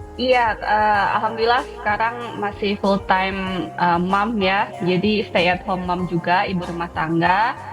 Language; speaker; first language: Indonesian; native; Indonesian